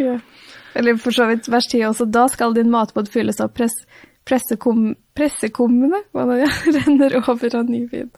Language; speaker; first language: Norwegian; native; Norwegian